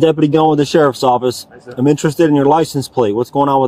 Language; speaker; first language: English; native; English